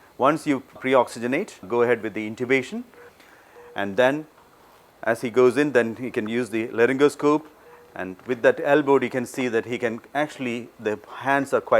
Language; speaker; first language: English; non-native, local second language; Malayalam